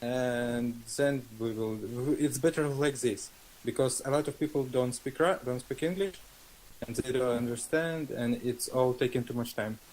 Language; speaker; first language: English; non-native, learner; Russian